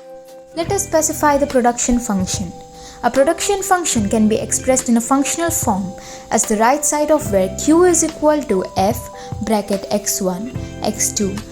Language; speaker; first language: English; non-native, local second language; Gujarati